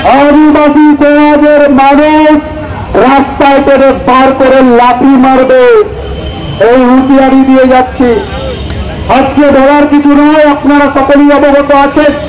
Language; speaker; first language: Bangla; non-native, local second language; Santali